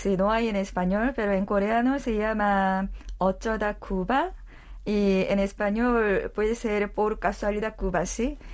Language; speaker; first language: Spanish; non-native, learner; Korean